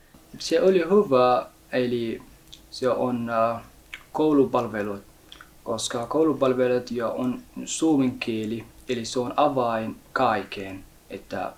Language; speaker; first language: Finnish; non-native, learner; Somali